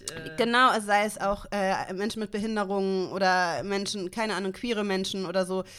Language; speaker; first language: German; native; German